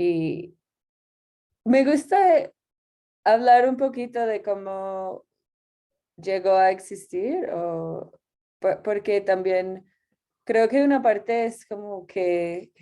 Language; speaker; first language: Spanish; non-native, fluent; English